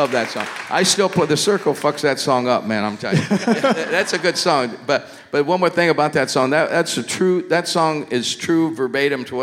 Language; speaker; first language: English; native; English